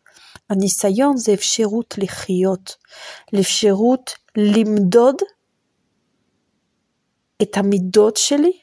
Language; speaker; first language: Hebrew; non-native, fluent; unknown